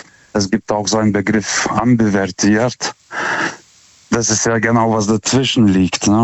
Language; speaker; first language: German; non-native, fluent; Lithuanian